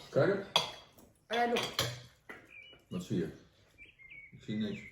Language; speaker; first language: Dutch; non-native, learner; Thai